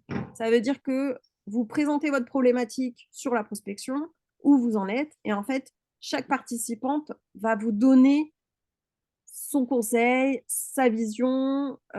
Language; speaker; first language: French; native; French